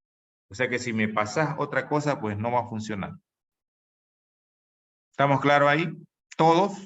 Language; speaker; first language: Spanish; native; Spanish